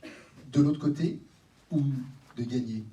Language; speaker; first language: French; native; French